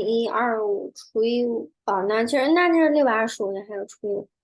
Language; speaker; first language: Chinese; early bilingual, heritage; Chinese